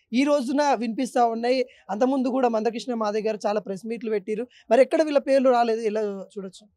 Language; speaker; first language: Telugu; native; Telugu